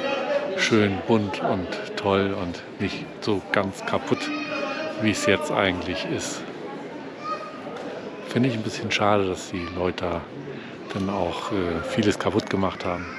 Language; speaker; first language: German; native; German